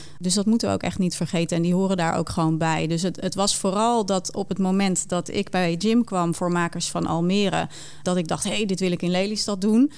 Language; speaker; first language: Dutch; native; Dutch